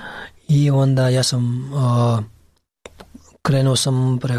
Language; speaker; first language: Serbian; non-native, learner; Pashto